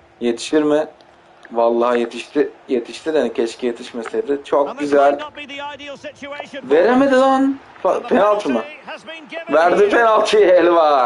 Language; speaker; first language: Turkish; native; Turkish